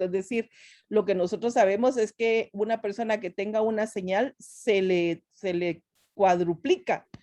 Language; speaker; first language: Spanish; native; Spanish